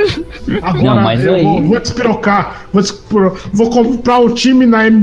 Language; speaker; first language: Portuguese; native; Portuguese